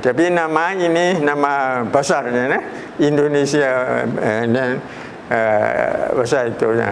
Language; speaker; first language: Indonesian; early bilingual, heritage; Thai